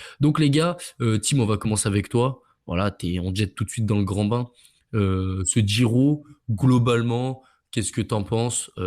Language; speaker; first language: French; native; French